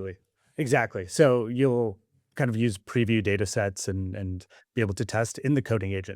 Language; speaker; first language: English; native; English